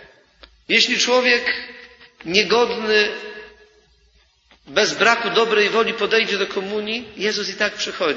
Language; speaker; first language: Polish; native; Polish